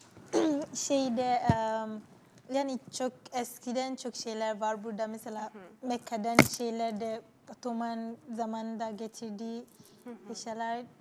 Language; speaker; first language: Turkish; non-native, learner; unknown